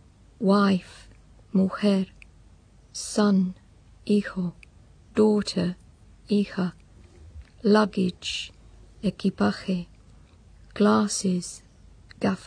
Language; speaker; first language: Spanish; non-native, fluent; English